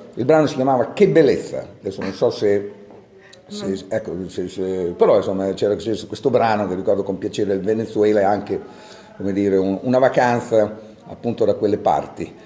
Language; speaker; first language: Italian; native; Italian